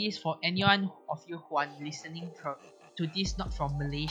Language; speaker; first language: English; non-native, local second language; Chinese